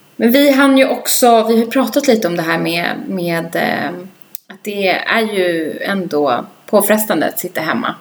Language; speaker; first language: Swedish; native; Swedish